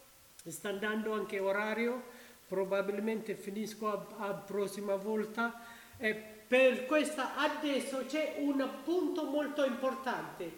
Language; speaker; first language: Italian; non-native, learner; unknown